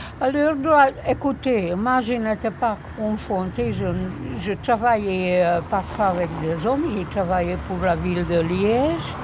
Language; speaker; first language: French; non-native, fluent; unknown